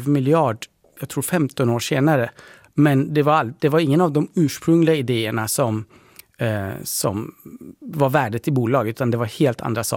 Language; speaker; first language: Swedish; early bilingual, other home language; Persian